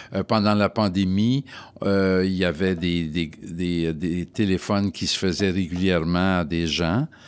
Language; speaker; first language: French; native; French